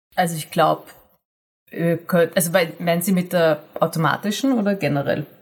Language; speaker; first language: German; native; German